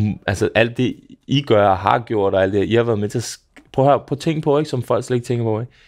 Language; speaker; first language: Danish; early bilingual, other home language; Serbian